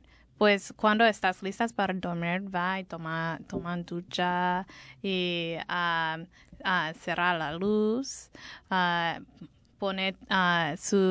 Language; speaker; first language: Spanish; non-native, learner; English